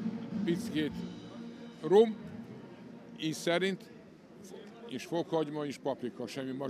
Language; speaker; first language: Hungarian; non-native, local second language; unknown